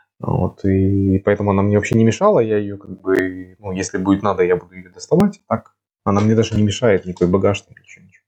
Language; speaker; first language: Russian; native; Russian